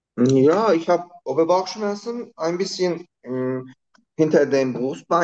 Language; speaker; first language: German; non-native, learner; Turkish